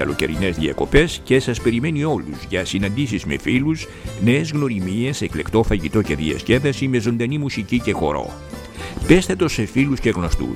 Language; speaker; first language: Greek; native; Greek